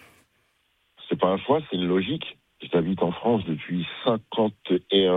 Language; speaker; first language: French; early bilingual, other home language; Bambara